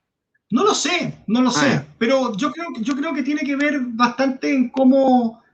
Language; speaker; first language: Spanish; native; Spanish